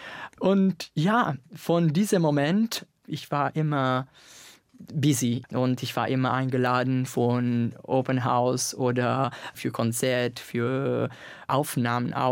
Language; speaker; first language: German; non-native, fluent; Italian